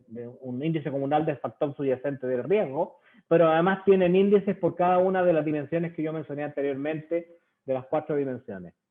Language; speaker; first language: Spanish; native; Spanish